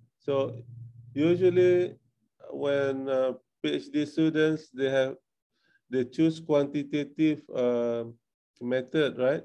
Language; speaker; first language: English; non-native, local second language; Malay